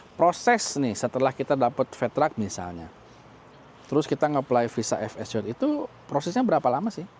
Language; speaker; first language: Indonesian; native; Indonesian